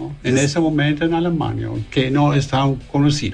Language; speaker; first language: Portuguese; non-native, learner; German